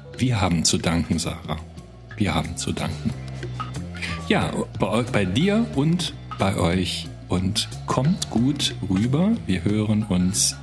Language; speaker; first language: German; native; German